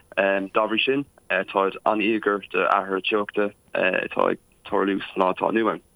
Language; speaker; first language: Irish; non-native, local second language; English